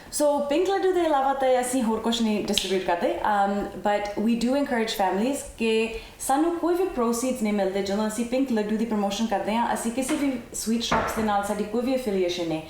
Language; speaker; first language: Punjabi; early bilingual, heritage; Punjabi